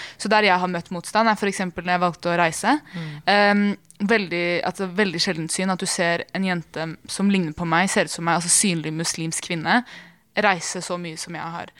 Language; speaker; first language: Norwegian; early bilingual, other home language; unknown